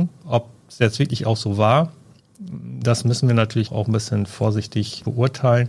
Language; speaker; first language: German; native; German